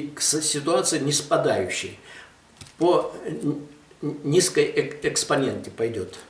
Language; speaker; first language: Russian; non-native, local second language; Armenian